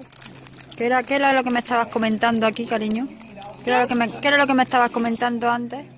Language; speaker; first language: Spanish; native; Spanish